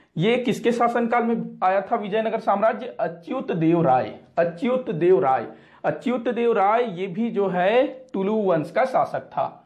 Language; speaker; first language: Hindi; non-native, local second language; Marathi